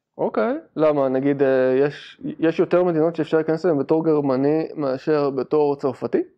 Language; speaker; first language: Hebrew; native; Hebrew